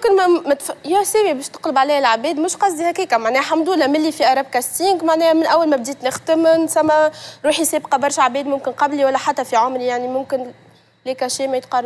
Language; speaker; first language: Arabic; native; Arabic